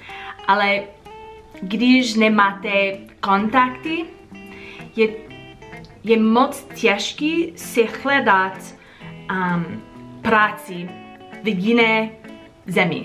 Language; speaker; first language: Czech; non-native, learner; English